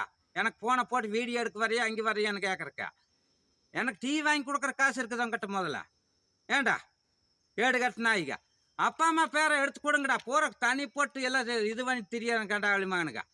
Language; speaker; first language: Tamil; native; Tamil